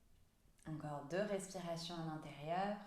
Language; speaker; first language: French; native; French